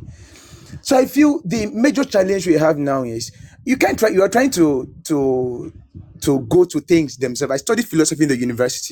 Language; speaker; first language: English; non-native, local second language; Ibibio